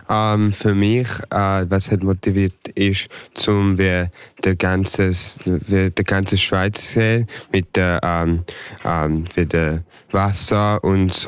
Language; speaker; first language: German; early bilingual, heritage; German